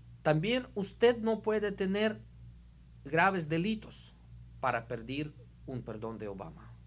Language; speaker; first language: Spanish; non-native, fluent; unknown